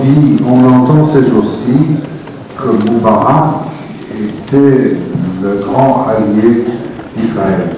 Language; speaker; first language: French; non-native, fluent; English